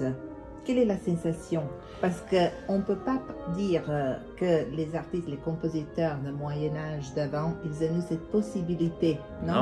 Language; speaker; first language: French; non-native, learner; Serbian